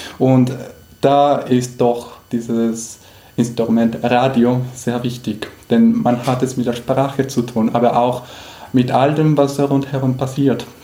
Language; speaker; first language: German; non-native, fluent; Spanish